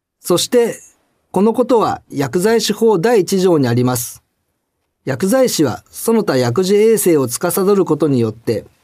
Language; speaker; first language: Japanese; native; Japanese